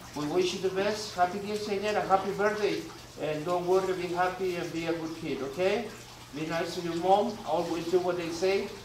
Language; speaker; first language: English; non-native, learner; Spanish